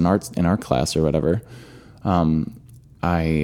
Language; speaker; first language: English; native; English